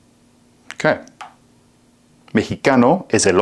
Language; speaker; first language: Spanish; non-native, fluent; English